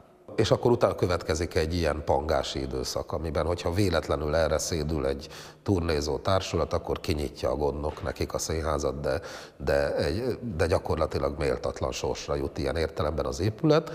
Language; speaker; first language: Hungarian; native; Hungarian